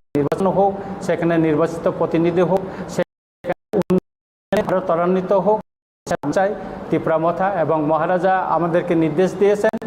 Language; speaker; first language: Bangla; native; Bangla